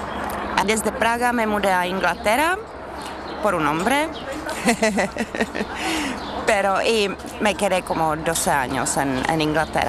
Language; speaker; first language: Spanish; non-native, fluent; Czech